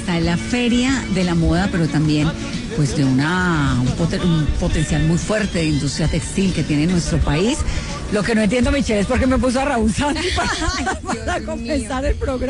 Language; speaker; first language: Spanish; native; Spanish